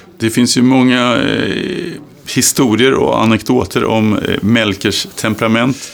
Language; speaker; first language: Swedish; native; Swedish